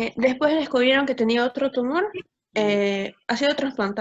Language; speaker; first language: Spanish; native; Spanish